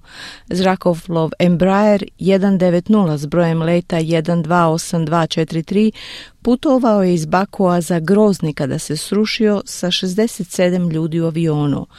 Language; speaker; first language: Croatian; native; Croatian